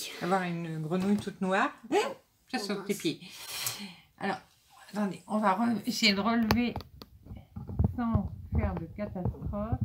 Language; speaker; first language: French; native; French